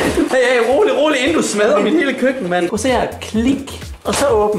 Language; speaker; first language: Danish; native; Danish